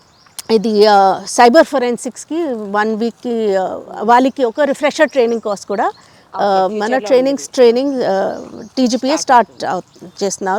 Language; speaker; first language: Telugu; non-native, local second language; Hindi